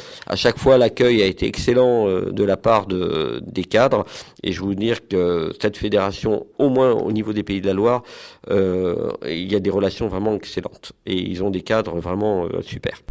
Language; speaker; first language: French; native; French